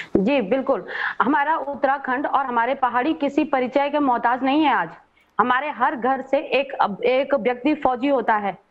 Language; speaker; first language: Hindi; native; Hindi